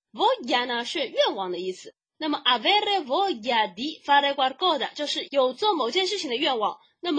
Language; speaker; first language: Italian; non-native, fluent; Chinese